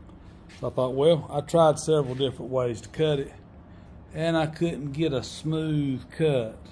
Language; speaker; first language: English; native; English